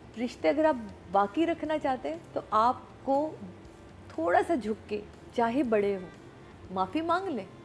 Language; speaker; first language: Urdu; native; Urdu